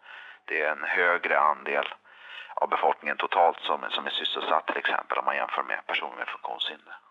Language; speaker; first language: Swedish; native; Swedish